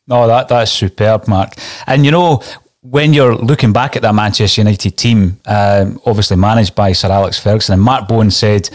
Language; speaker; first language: English; native; English